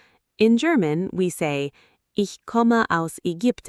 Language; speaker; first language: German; non-native, fluent; Arabic